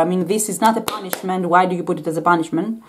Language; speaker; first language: English; non-native, fluent; Greek